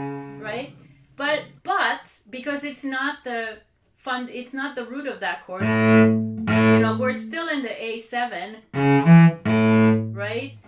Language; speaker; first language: English; non-native, fluent; Finnish